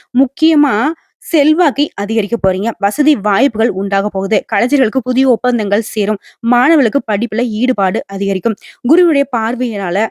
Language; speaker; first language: Tamil; native; Tamil